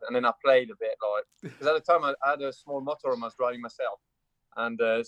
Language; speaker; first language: English; non-native, fluent; French